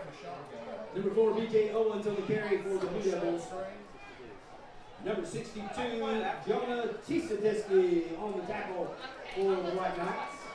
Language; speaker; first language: English; native; English